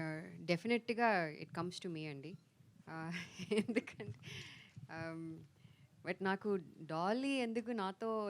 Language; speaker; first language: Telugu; non-native, fluent; Tamil